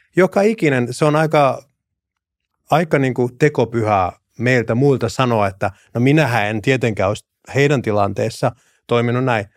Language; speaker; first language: Finnish; early bilingual, other home language; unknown